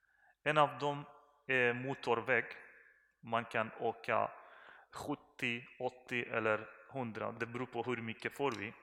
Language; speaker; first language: Swedish; non-native, learner; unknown